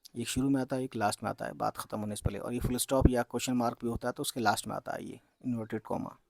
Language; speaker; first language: Hindi; native; Hindi